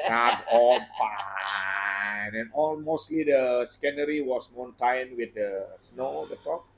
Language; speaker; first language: English; non-native, learner; Indonesian